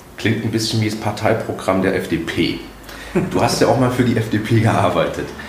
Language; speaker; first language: German; native; German